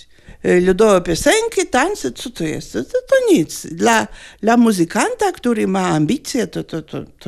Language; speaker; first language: Polish; non-native, learner; Lithuanian